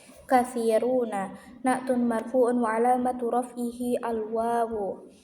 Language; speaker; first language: Arabic; non-native, learner; Indonesian